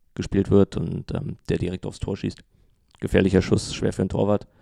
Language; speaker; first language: German; native; German